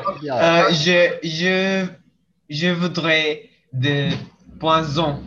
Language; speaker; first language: French; non-native, learner; English